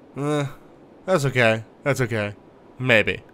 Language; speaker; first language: English; native; English